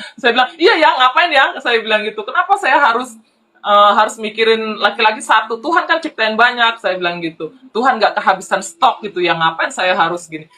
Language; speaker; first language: Indonesian; native; Indonesian